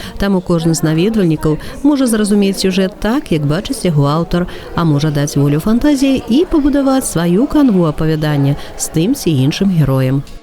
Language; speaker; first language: Belarusian; native; Belarusian